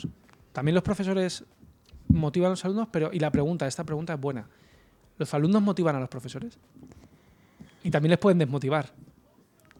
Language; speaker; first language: Spanish; native; Spanish